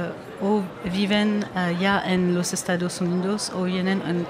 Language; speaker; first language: Spanish; non-native, fluent; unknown